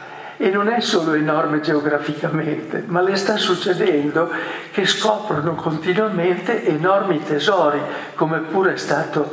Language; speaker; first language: Italian; native; Italian